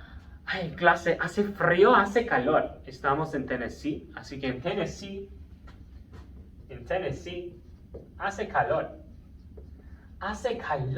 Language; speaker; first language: Spanish; non-native, fluent; English